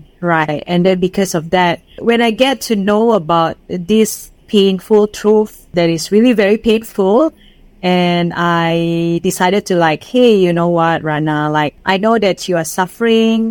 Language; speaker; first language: English; non-native, fluent; Indonesian